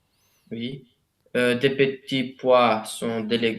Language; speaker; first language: French; non-native, learner; Romanian